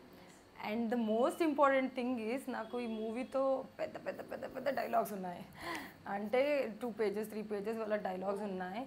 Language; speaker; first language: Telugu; non-native, learner; Kannada